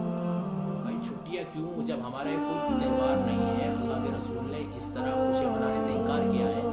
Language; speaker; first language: Urdu; native; Urdu